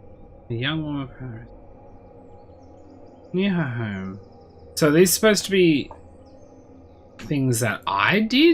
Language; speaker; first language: English; native; English